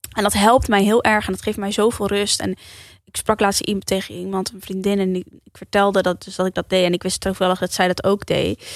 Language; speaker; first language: Dutch; early bilingual, heritage; Dutch